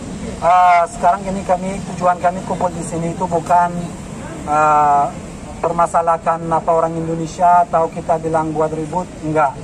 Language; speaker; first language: Indonesian; non-native, fluent; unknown